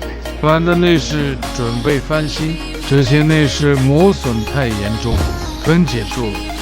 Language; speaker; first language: Chinese; native; Chinese